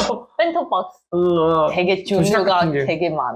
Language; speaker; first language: Korean; non-native, learner; Chinese